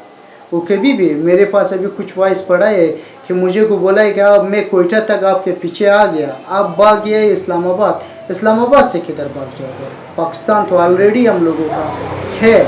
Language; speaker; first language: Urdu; non-native, learner; Persian